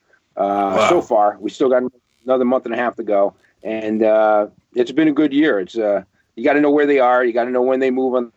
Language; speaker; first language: English; native; English